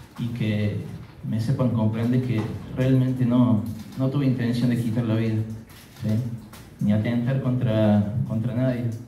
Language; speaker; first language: Spanish; native; Spanish